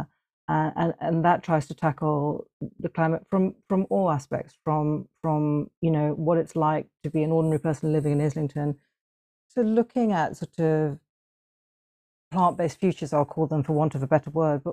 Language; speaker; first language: English; native; English